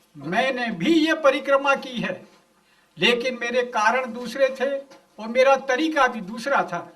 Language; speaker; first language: Hindi; non-native, local second language; Gujarati